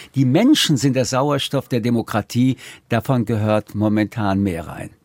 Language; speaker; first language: German; early bilingual, other home language; French